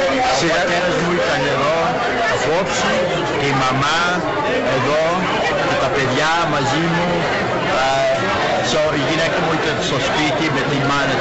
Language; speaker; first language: Greek; early bilingual, heritage; English